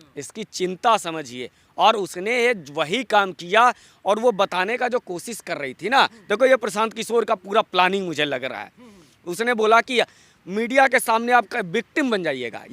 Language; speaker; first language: Hindi; non-native, local second language; Bangla